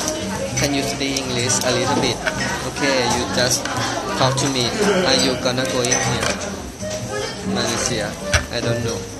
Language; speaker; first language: English; non-native, learner; Thai